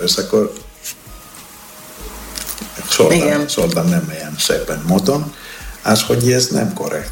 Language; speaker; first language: Hungarian; non-native, learner; Greek